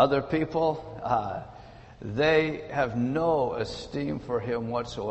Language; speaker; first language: English; native; English